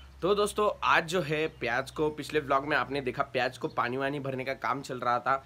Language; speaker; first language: Hindi; non-native, local second language; Marathi